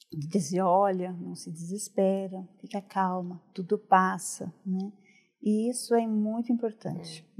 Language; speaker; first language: Portuguese; native; Portuguese